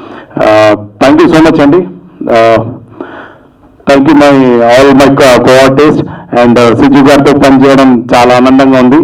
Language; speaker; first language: Telugu; native; Telugu